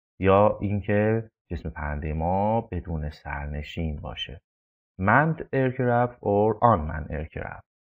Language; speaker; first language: Persian; native; Persian